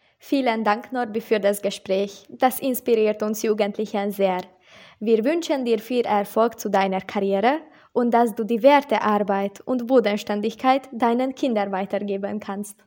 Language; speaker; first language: German; non-native, local second language; Hungarian